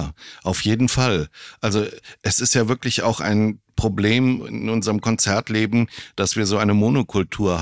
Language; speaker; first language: German; native; German